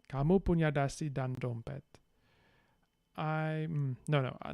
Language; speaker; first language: Indonesian; non-native, learner; English